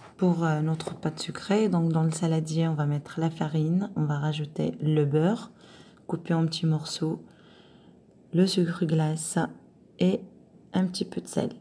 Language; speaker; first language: French; non-native, local second language; Arabic